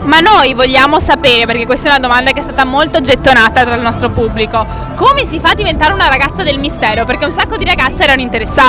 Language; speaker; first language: Italian; native; Italian